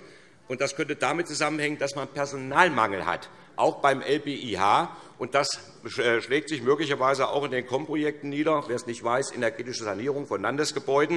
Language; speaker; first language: German; native; German